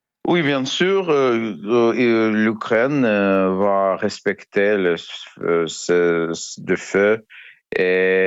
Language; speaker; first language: French; non-native, fluent; Ukrainian